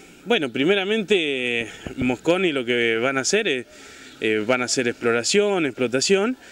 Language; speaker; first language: Spanish; native; Spanish